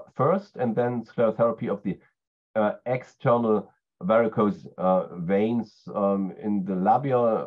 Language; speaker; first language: English; non-native, fluent; German